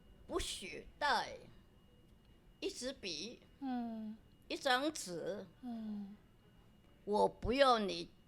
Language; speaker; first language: Chinese; non-native, local second language; Wu Chinese